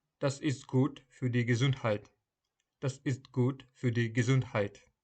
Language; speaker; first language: German; non-native, fluent; Ukrainian